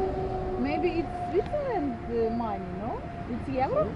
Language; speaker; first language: English; non-native, learner; Ukrainian